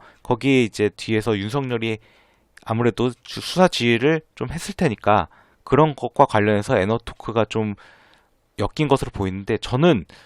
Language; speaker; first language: Korean; native; Korean